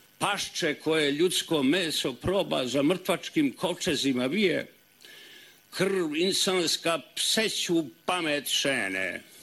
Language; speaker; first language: Serbian; native; Serbian